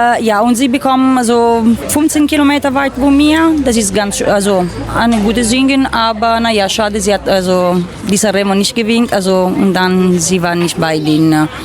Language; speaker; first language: German; non-native, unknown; Italian